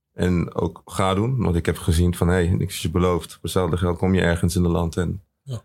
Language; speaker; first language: Dutch; early bilingual, other home language; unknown